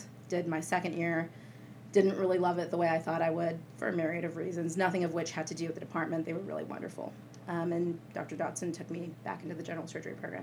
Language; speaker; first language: English; native; English